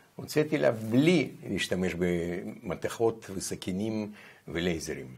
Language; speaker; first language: Hebrew; non-native, fluent; Russian